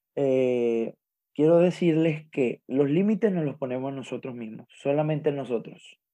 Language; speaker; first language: Spanish; native; Spanish